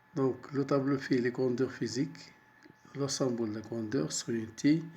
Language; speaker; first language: French; non-native, local second language; Arabic